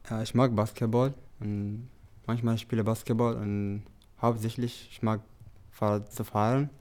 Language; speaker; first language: German; non-native, learner; Tigrinya